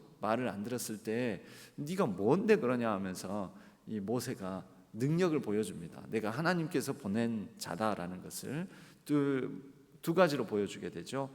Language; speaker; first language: Korean; native; Korean